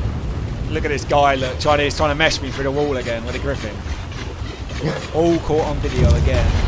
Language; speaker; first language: English; native; English